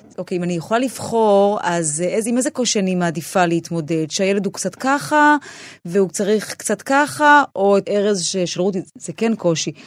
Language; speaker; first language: Hebrew; native; Hebrew